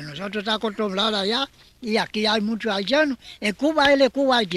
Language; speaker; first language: Spanish; non-native, learner; Haitian Creole